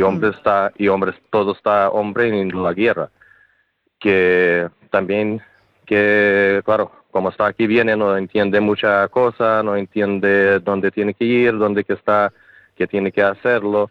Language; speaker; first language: Spanish; non-native, learner; Ukrainian